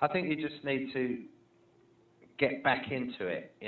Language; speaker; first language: English; non-native, fluent; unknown